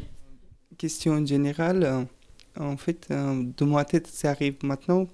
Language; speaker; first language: French; non-native, learner; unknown